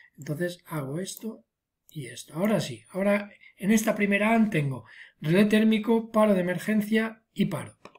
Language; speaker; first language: Spanish; non-native, local second language; Catalan